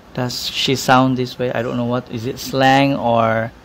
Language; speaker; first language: English; non-native, local second language; Malay